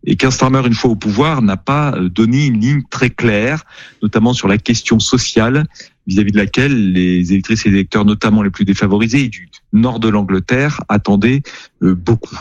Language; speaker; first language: French; native; French